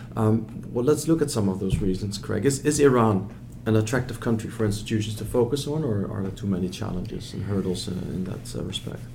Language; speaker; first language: English; non-native, fluent; Dutch